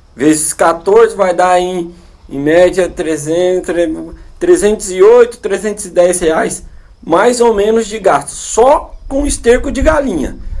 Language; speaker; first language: Portuguese; native; Portuguese